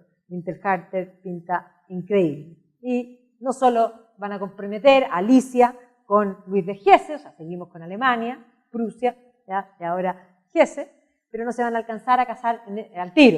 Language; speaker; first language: Spanish; native; Spanish